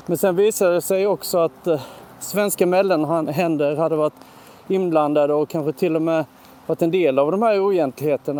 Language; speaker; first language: Swedish; native; Swedish